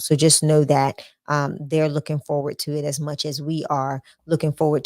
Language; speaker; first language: English; native; English